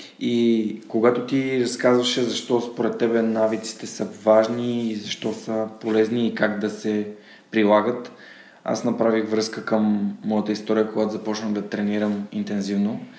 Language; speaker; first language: Bulgarian; native; Bulgarian